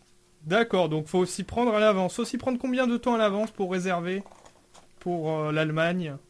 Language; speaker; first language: French; native; French